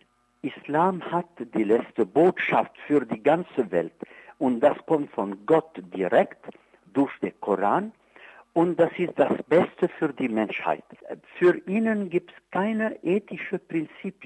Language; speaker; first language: German; non-native, fluent; Arabic